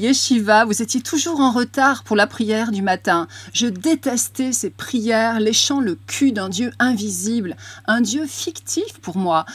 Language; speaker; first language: French; native; French